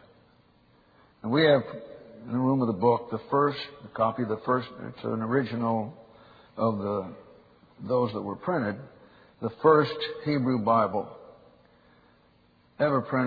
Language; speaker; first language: English; native; English